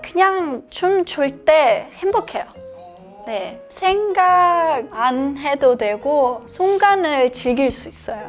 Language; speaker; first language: Korean; non-native, fluent; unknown